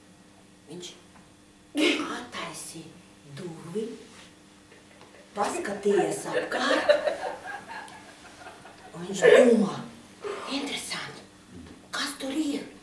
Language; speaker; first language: Latvian; non-native, local second language; Russian